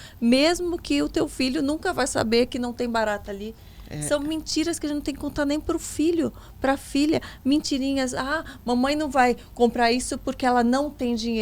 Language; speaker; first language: Portuguese; native; Portuguese